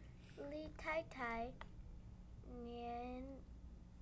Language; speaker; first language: Chinese; non-native, learner; English